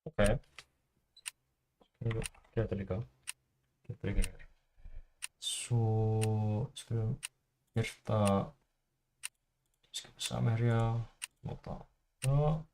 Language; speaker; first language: Icelandic; non-native, learner; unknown